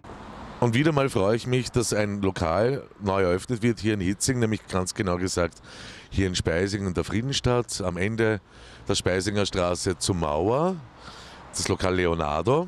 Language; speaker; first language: German; native; German